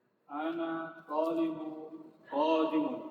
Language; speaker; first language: Arabic; non-native, learner; Indonesian